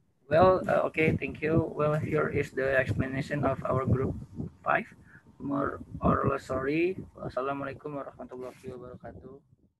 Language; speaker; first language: English; non-native, learner; Indonesian